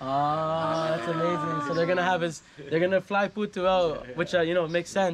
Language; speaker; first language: English; native; English